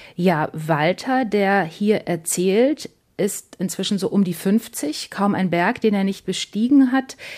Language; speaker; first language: German; native; German